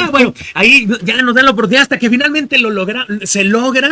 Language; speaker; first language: Spanish; native; Spanish